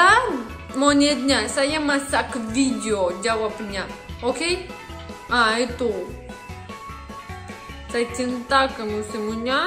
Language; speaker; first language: Indonesian; non-native, learner; Russian